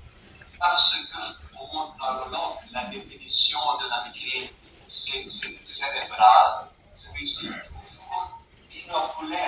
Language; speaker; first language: French; non-native, fluent; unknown